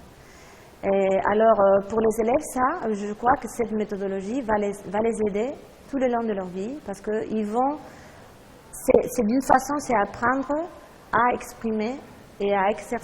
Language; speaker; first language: French; non-native, fluent; Spanish